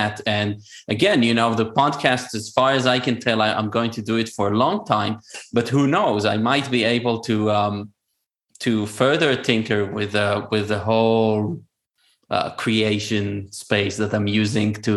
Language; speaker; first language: English; non-native, fluent; Hebrew